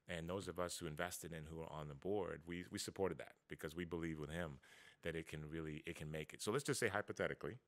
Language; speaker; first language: English; native; English